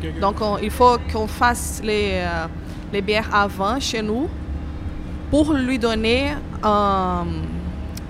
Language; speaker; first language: French; non-native, fluent; Portuguese